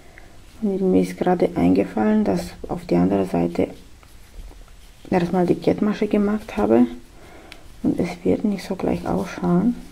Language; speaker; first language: German; non-native, fluent; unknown